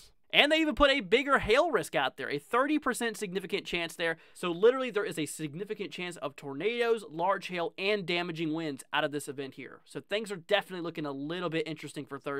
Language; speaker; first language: English; native; English